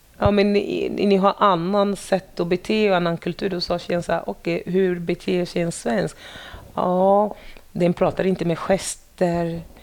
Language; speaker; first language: Swedish; non-native, fluent; French